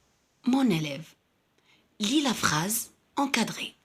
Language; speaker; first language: French; non-native, local second language; Arabic